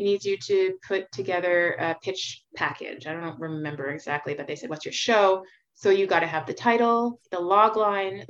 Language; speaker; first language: English; native; English